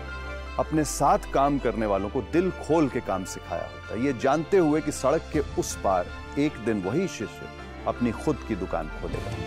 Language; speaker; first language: Hindi; native; Hindi